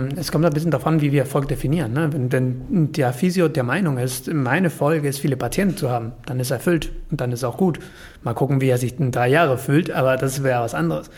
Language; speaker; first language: German; non-native, fluent; Spanish